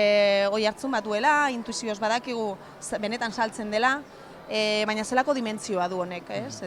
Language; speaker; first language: Basque; native; Basque